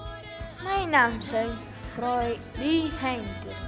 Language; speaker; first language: Welsh; non-native, learner; Spanish